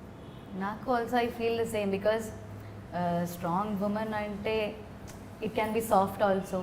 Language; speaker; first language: Telugu; non-native, learner; Malayalam